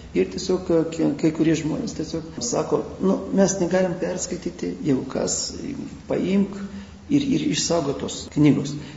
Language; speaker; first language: Lithuanian; non-native, local second language; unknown